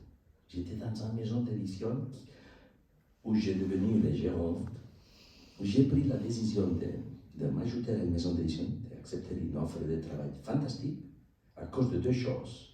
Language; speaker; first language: French; non-native, learner; Spanish